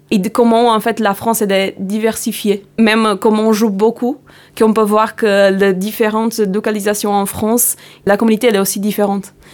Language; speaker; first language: French; non-native, fluent; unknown